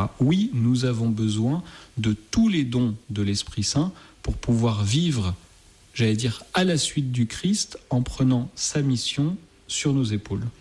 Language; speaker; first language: French; native; French